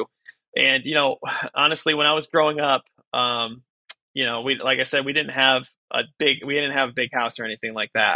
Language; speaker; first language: English; native; English